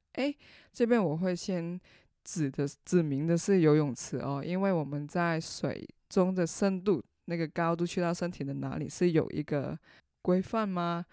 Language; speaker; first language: Chinese; non-native, local second language; Cantonese